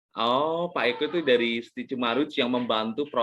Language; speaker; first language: Indonesian; native; Indonesian